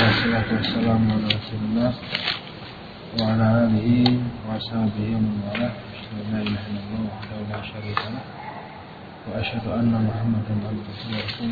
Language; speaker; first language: Arabic; non-native, fluent; Indonesian